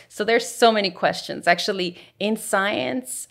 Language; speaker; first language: English; native; English